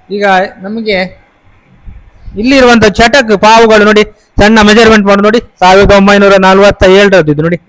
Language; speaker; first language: Kannada; non-native, local second language; Tulu